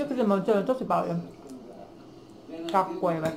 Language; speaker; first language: Finnish; non-native, learner; Thai